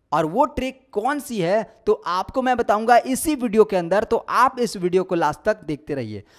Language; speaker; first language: Hindi; native; Hindi